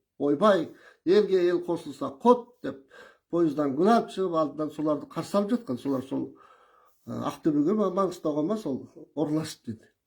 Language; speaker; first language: Kazakh; early bilingual, heritage; Kazakh